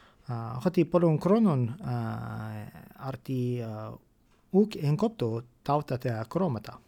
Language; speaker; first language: Greek; non-native, fluent; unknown